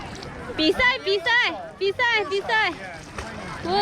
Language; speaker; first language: Chinese; early bilingual, heritage; Chinese